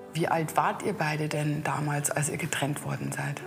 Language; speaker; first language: German; native; German